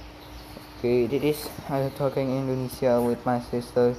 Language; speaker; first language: English; non-native, learner; Indonesian